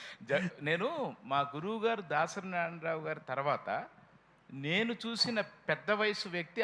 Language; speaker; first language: Telugu; native; Telugu